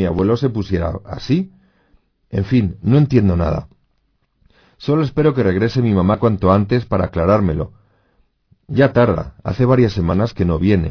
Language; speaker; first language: Spanish; native; Spanish